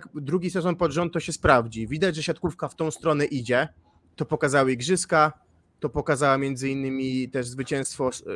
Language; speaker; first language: Polish; native; Polish